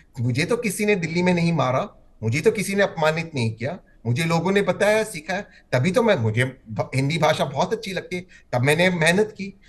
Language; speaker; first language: Hindi; non-native, local second language; Marathi